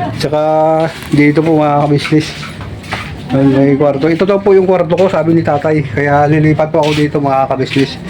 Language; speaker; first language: Filipino; native; Filipino